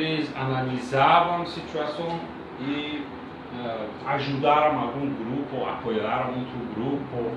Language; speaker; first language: Portuguese; non-native, learner; Persian